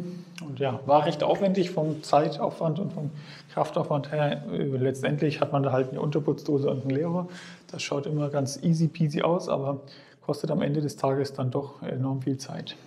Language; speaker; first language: German; native; German